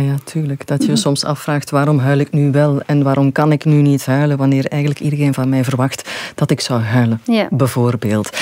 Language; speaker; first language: Dutch; native; Dutch